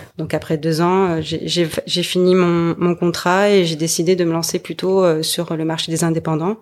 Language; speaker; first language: French; native; French